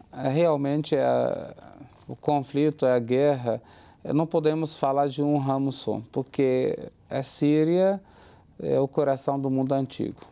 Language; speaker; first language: Portuguese; non-native, fluent; Arabic